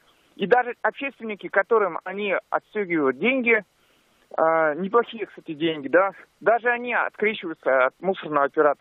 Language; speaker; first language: Russian; native; Russian